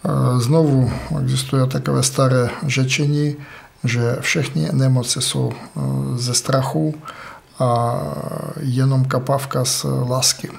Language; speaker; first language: Czech; non-native, fluent; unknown